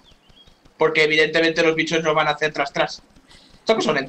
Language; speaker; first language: Spanish; native; Spanish